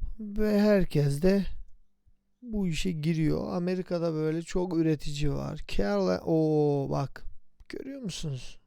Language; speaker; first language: Turkish; native; Turkish